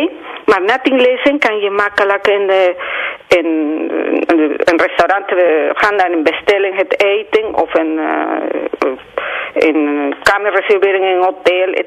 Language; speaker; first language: Dutch; non-native, learner; Spanish